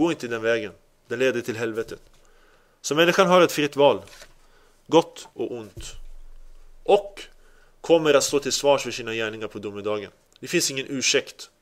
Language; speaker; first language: Swedish; early bilingual, other home language; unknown